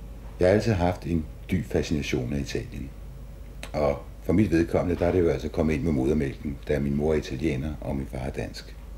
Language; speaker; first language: Danish; native; Danish